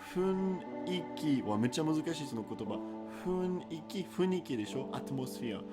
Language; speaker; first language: Japanese; non-native, learner; French